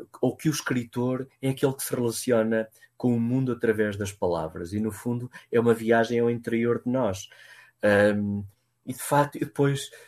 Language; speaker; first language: Portuguese; native; Portuguese